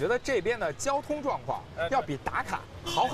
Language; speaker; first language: Chinese; native; Chinese